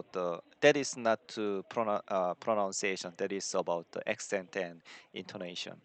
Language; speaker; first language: English; non-native, learner; Korean